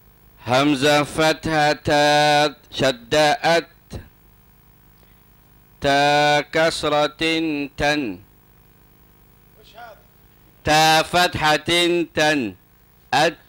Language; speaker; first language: Arabic; non-native, learner; Malay